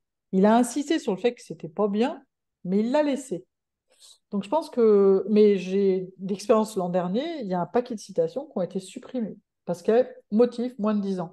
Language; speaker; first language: French; native; French